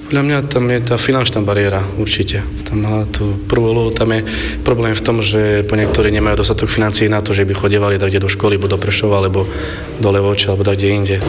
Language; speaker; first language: Slovak; non-native, local second language; Romany